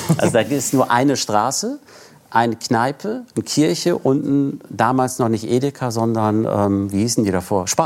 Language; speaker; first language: German; early bilingual, other home language; Persian